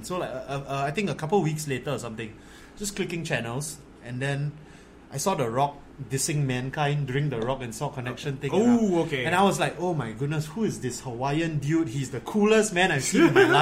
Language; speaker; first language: English; native; English